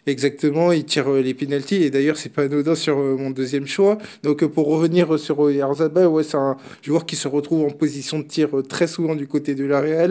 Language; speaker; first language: French; native; French